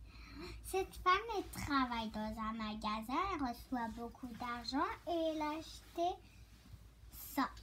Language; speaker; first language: French; early bilingual, other home language; Turkish